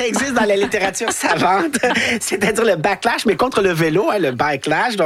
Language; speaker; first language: French; native; French